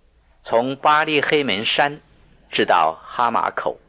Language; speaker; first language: Chinese; native; Chinese